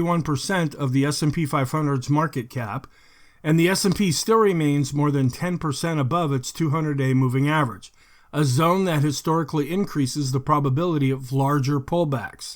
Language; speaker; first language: English; native; English